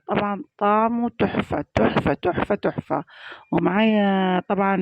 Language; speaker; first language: Arabic; native; Arabic